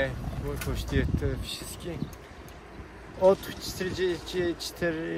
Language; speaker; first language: Polish; non-native, learner; Turkish